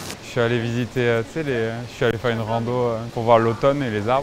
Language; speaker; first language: French; native; French